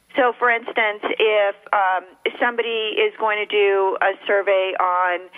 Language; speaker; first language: English; early bilingual, other home language; Spanish